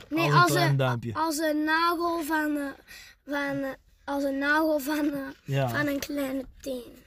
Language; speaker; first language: Dutch; early bilingual, heritage; Spanish